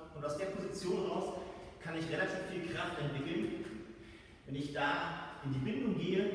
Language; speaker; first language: German; native; German